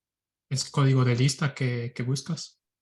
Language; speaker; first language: Spanish; early bilingual, heritage; Spanish